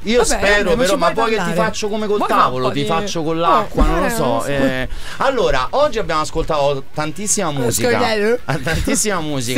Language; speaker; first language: Italian; native; Italian